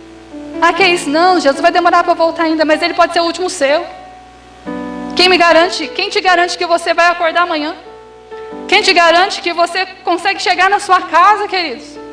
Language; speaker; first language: Portuguese; native; Portuguese